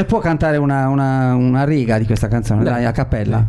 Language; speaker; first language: Italian; native; Italian